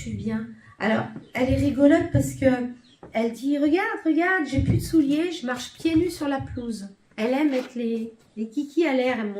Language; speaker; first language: French; native; French